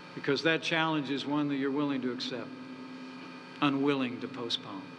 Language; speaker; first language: English; native; English